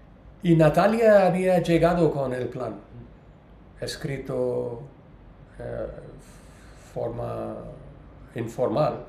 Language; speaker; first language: Spanish; non-native, learner; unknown